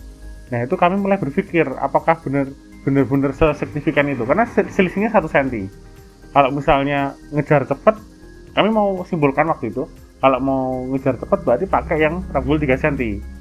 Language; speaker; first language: Indonesian; native; Indonesian